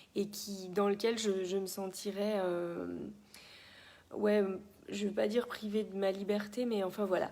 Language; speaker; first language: French; native; French